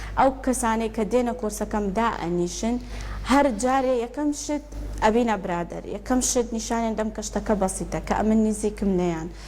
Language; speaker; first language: Central Kurdish; early bilingual, heritage; Central Kurdish